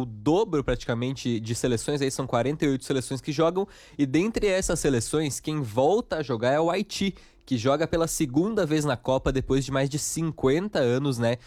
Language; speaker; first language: Portuguese; native; Portuguese